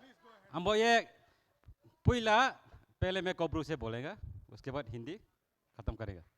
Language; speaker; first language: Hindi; non-native, local second language; Kok Borok